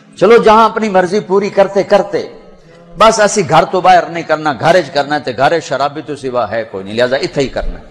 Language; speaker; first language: Urdu; non-native, local second language; Punjabi